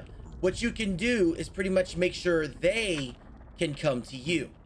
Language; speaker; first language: English; native; English